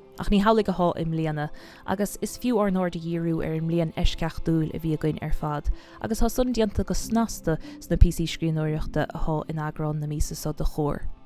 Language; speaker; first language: Irish; native; Irish